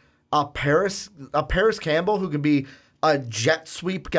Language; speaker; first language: English; native; English